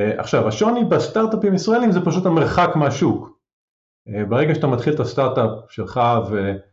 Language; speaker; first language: Hebrew; native; Hebrew